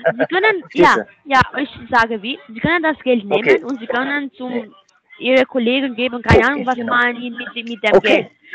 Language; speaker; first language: German; non-native, learner; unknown